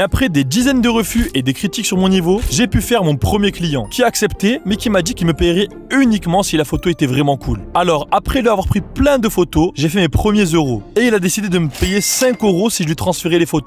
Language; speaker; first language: French; native; French